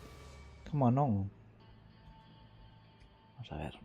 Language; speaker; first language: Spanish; non-native, local second language; Galician